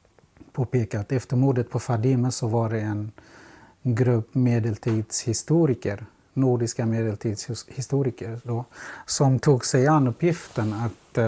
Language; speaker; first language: Swedish; non-native, fluent; Central Kurdish